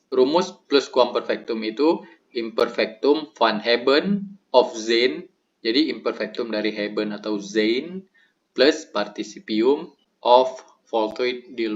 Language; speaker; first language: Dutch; non-native, learner; Indonesian